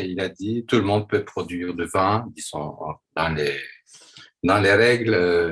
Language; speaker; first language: French; non-native, fluent; Turkish